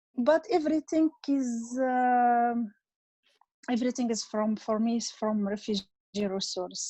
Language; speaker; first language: English; non-native, learner; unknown